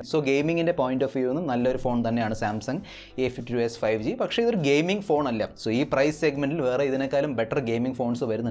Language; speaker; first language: Malayalam; native; Malayalam